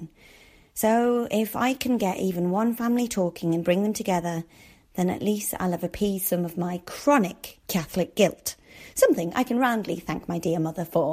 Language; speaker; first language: English; native; English